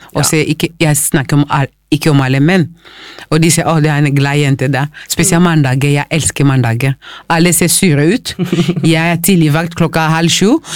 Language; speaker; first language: Norwegian; non-native, fluent; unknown